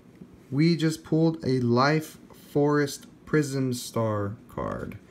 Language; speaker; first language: English; native; English